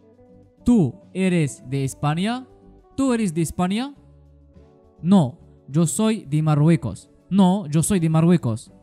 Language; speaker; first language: Spanish; non-native, fluent; Arabic